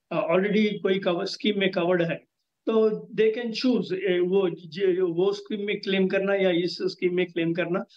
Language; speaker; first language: Hindi; non-native, local second language; Telugu